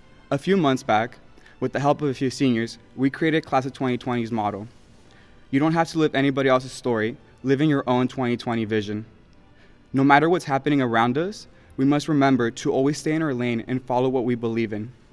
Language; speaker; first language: English; early bilingual, other home language; Spanish